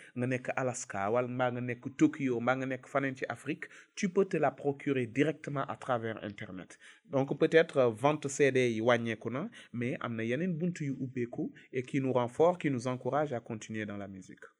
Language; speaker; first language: Wolof; native; Wolof